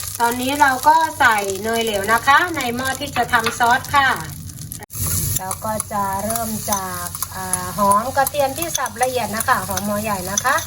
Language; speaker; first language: Thai; native; Thai